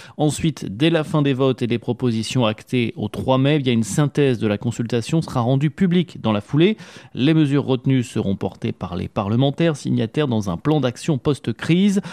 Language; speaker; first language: French; native; French